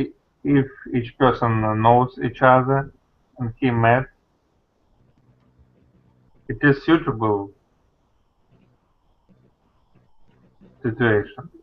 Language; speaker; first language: English; non-native, learner; Russian